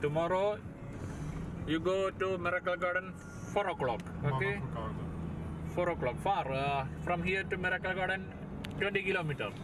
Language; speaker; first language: English; non-native, learner; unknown